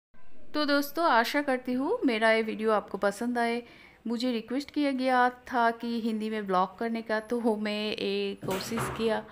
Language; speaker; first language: Hindi; non-native, local second language; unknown